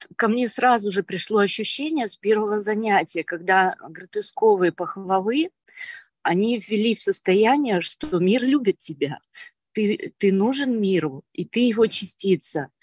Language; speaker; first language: Russian; native; Russian